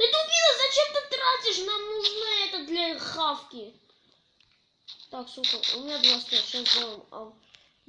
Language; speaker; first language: Russian; native; Russian